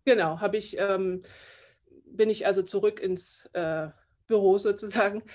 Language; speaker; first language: German; native; German